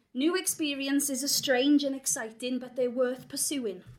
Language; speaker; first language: English; native; English